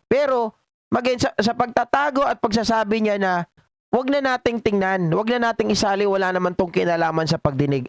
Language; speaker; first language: Filipino; native; Filipino